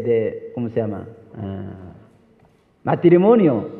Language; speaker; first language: Spanish; non-native, fluent; Korean